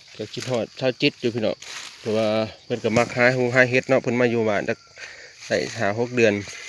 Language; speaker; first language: Thai; native; Thai